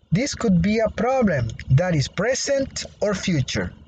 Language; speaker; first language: English; non-native, fluent; Spanish